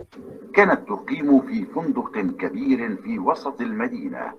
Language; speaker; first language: Arabic; non-native, learner; Indonesian